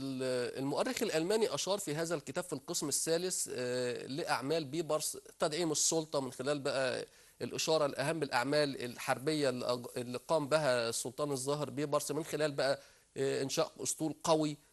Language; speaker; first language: Arabic; native; Arabic